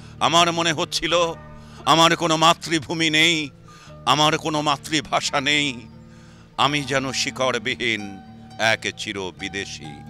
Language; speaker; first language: Bangla; native; Bangla